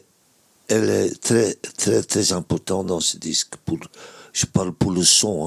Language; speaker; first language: French; non-native, local second language; Dutch